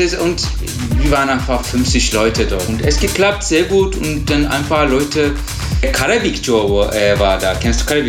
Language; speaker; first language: German; non-native, learner; Turkish